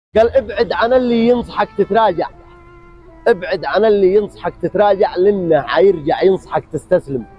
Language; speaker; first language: Arabic; native; Arabic